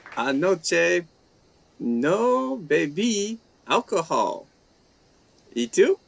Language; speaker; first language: Spanish; non-native, learner; English